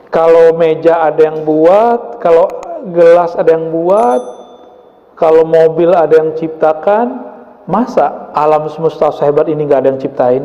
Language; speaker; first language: Indonesian; native; Indonesian